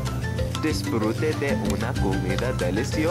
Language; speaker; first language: Spanish; non-native, learner; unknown